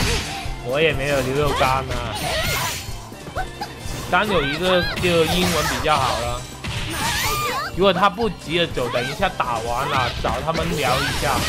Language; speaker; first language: Chinese; native; Chinese